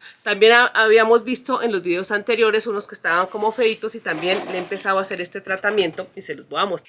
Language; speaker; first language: Spanish; native; Spanish